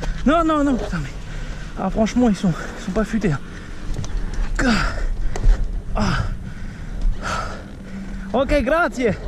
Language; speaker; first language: French; native; French